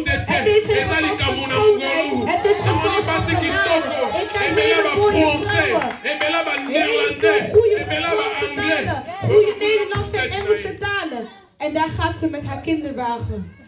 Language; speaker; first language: Dutch; non-native, learner; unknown